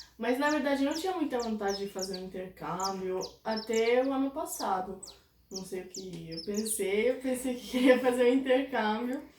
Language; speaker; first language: Portuguese; non-native, fluent; Italian